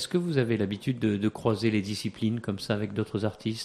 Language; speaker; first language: French; native; French